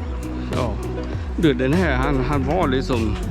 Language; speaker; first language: Swedish; non-native, fluent; Vietnamese